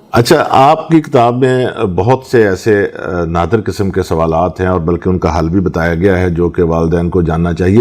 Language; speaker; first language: Urdu; native; Urdu